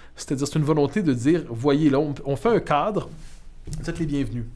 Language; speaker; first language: French; native; French